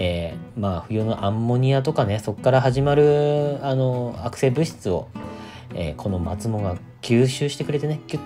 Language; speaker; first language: Japanese; native; Japanese